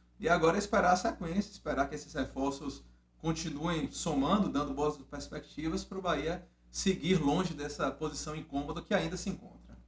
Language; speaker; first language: Portuguese; native; Portuguese